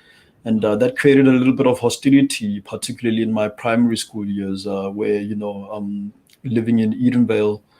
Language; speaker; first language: English; non-native, local second language; Tswana